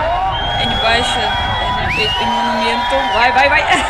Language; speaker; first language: Portuguese; non-native, learner; Russian